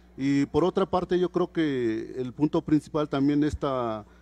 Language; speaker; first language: Spanish; non-native, local second language; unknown